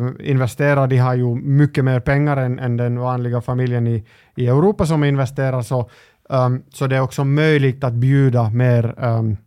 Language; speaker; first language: Swedish; non-native, local second language; Finnish